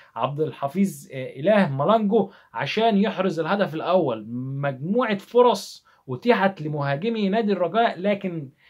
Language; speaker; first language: Arabic; native; Arabic